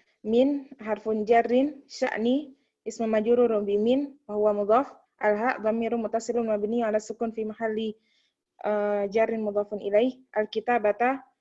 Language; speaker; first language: Arabic; non-native, learner; Indonesian